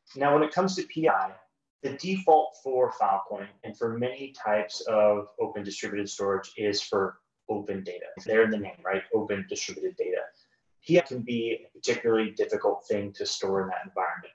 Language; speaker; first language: English; native; English